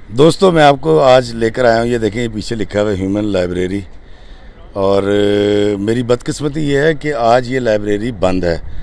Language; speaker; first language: Urdu; non-native, local second language; Punjabi